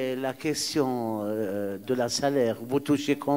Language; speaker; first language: French; non-native, fluent; Arabic